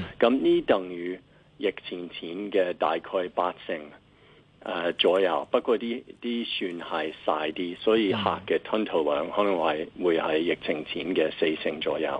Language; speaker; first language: Cantonese; non-native, fluent; English